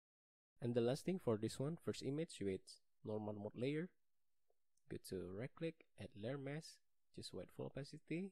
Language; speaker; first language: English; non-native, learner; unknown